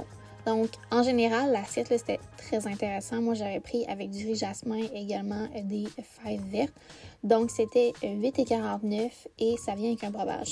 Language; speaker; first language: French; native; French